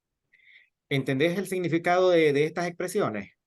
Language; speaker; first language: Spanish; native; Spanish